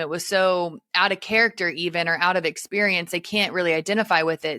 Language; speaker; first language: English; native; English